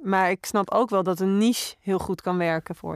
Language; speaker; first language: Dutch; native; Dutch